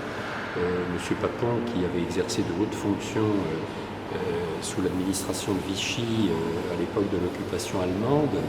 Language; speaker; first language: French; native; French